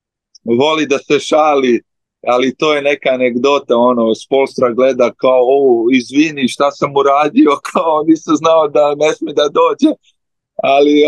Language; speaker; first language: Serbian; early bilingual, heritage; Slovenian